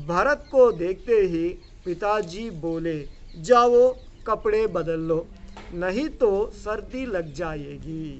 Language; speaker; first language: Hindi; non-native, local second language; Telugu